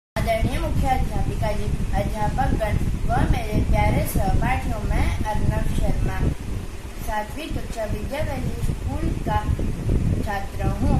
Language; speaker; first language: Hindi; native; Hindi